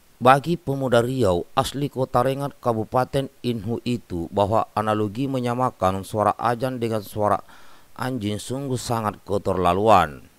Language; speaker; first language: Indonesian; native; Indonesian